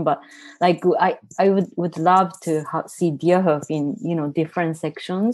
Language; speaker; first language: English; non-native, fluent; Japanese